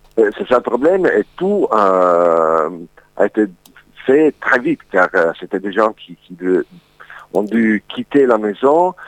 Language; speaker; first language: French; non-native, fluent; Italian